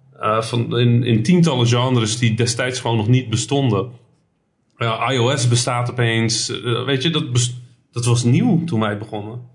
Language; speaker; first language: Dutch; early bilingual, other home language; Arabic